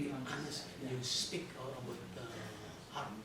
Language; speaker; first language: English; non-native, learner; Sundanese